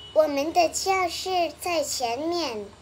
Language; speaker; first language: Chinese; non-native, learner; Vietnamese